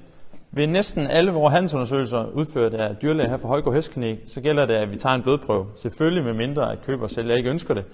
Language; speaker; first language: Danish; native; Danish